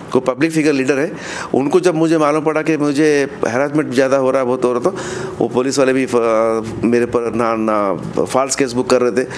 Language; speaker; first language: Hindi; non-native, local second language; Urdu